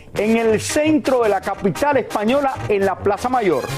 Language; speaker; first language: Spanish; native; Spanish